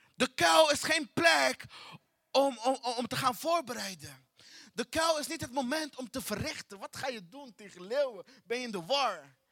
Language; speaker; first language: Dutch; non-native, fluent; Portuguese